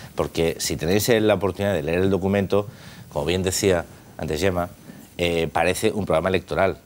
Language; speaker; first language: Spanish; non-native, local second language; Catalan